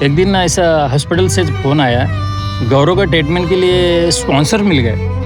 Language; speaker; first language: Hindi; non-native, local second language; Marathi